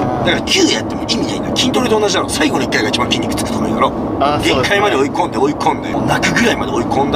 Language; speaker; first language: Japanese; native; Japanese